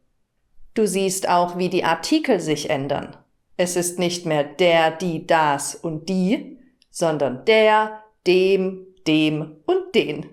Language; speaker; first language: German; native; German